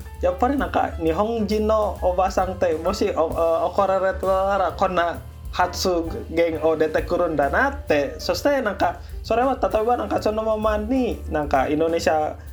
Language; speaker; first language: Japanese; non-native, learner; Indonesian